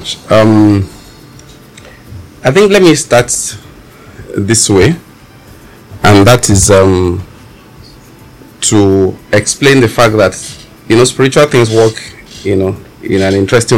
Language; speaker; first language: English; non-native, local second language; Yoruba